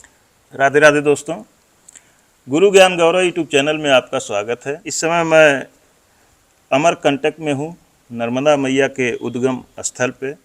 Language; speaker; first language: Hindi; native; Hindi